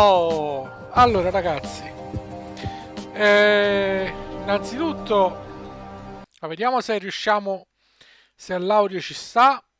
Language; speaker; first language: Italian; native; Italian